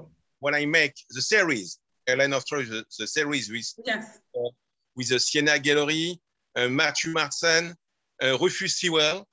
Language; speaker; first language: English; non-native, learner; French